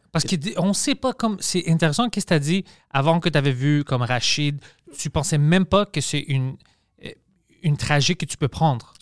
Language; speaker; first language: French; non-native, local second language; English